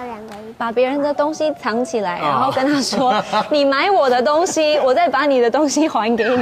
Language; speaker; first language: Chinese; native; Chinese